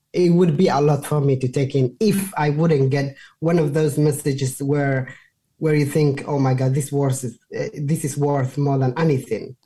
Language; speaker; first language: English; non-native, fluent; Somali